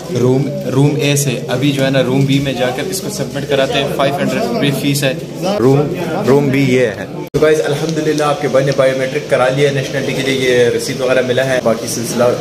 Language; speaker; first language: Urdu; native; Urdu